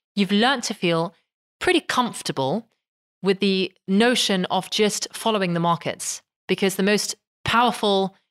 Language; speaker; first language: English; native; English